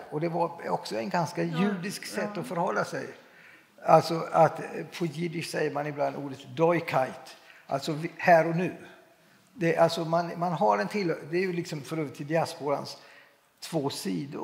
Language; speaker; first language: Swedish; native; Swedish